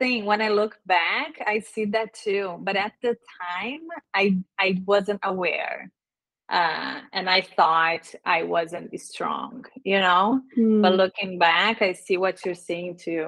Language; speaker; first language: English; non-native, fluent; Portuguese